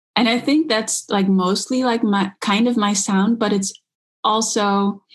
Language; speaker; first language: English; early bilingual, other home language; Dutch